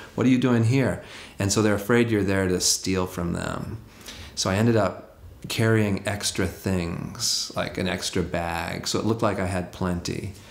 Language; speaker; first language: English; native; English